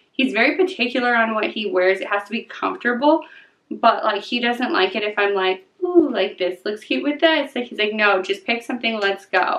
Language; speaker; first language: English; native; English